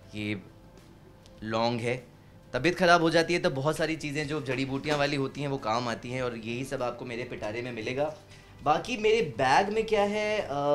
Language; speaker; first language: Hindi; native; Hindi